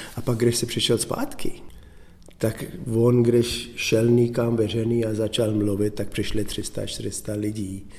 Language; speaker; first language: Czech; non-native, fluent; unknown